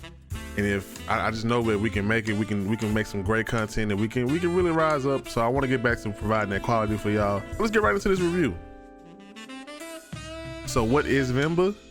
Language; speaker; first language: English; native; English